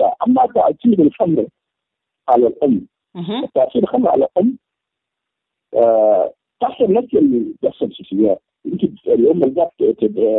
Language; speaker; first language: Arabic; native; Arabic